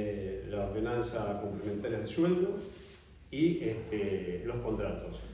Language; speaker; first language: Spanish; native; Spanish